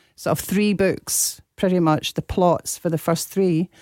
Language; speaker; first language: English; native; English